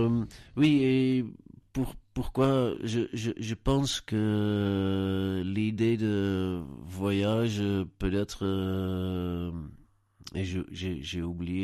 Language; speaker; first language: French; non-native, learner; Dutch